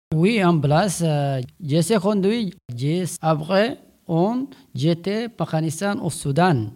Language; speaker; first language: French; non-native, learner; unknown